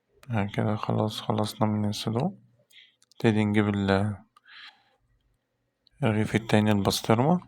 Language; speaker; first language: Arabic; native; Arabic